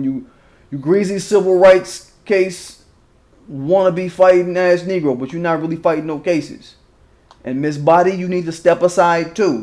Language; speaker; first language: English; native; English